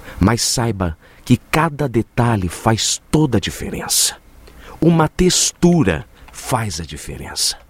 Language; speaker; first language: Portuguese; native; Portuguese